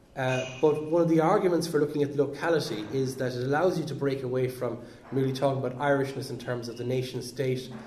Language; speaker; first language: English; native; English